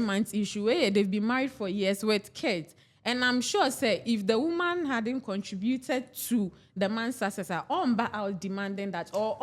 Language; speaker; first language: English; non-native, local second language; Akan